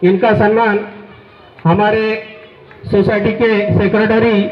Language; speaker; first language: Hindi; non-native, local second language; Marathi